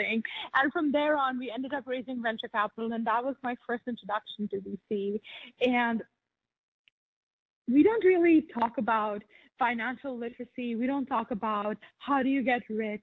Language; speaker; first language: English; non-native, local second language; Urdu